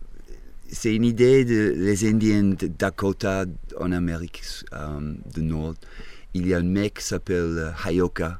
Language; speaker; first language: French; non-native, fluent; English